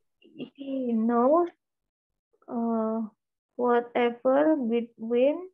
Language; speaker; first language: English; non-native, fluent; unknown